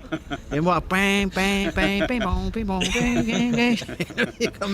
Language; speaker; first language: French; non-native, fluent; Portuguese